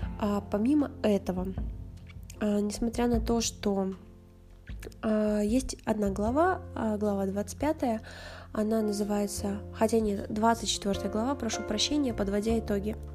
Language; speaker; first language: Russian; native; Russian